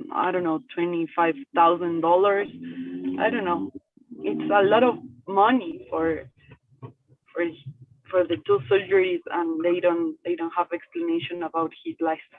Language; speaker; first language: English; non-native, learner; Spanish